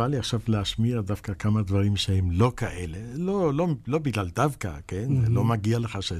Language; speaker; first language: Hebrew; native; Hebrew